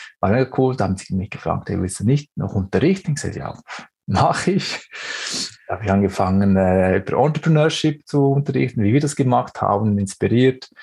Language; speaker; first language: German; early bilingual, other home language; Greek